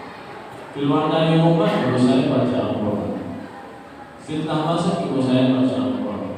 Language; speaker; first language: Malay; non-native, learner; Arabic